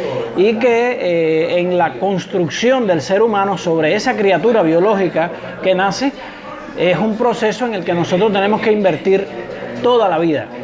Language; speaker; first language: Spanish; native; Spanish